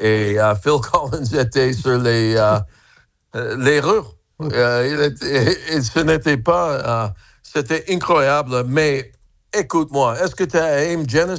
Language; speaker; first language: French; non-native, fluent; English